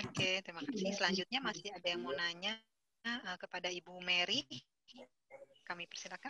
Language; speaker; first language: Indonesian; native; Indonesian